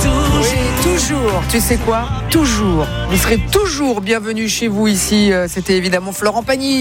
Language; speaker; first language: French; native; French